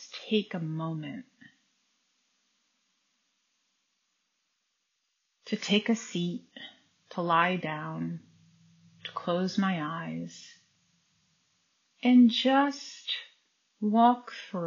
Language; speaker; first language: English; native; English